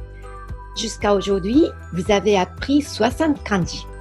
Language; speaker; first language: French; non-native, fluent; Japanese